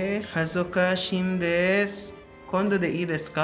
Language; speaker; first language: Japanese; non-native, fluent; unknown